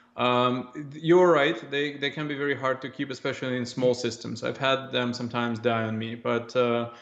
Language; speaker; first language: English; non-native, fluent; Russian